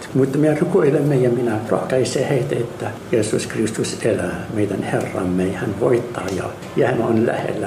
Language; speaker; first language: Finnish; non-native, fluent; Arabic